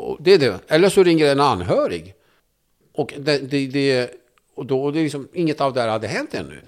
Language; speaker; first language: Swedish; non-native, fluent; Kurdish